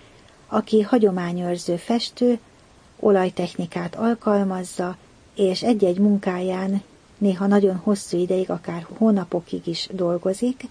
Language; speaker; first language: Hungarian; native; Hungarian